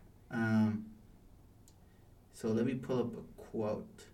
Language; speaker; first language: Spanish; early bilingual, heritage; Spanish